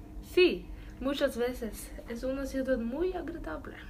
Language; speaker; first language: Spanish; non-native, learner; Norwegian